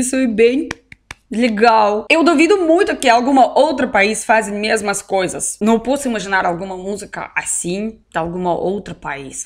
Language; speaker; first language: Portuguese; non-native, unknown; Russian